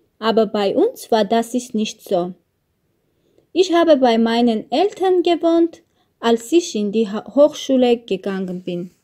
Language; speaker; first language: German; non-native, learner; Armenian